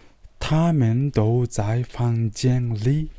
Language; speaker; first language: Chinese; non-native, learner; Mongolian